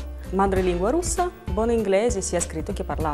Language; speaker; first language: Italian; non-native, fluent; Russian